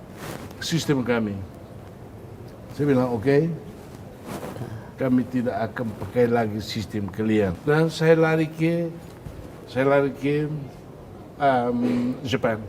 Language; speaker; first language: Indonesian; non-native, fluent; Tetum